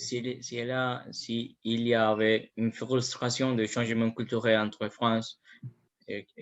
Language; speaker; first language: French; non-native, learner; Spanish